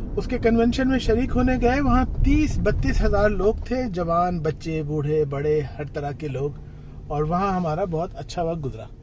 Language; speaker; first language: Urdu; native; Urdu